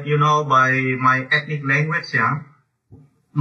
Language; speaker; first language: English; non-native, learner; Indonesian